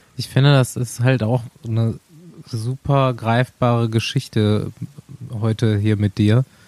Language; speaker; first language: German; native; German